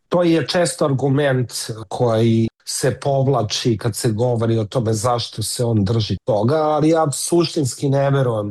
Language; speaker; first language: Serbian; native; Serbian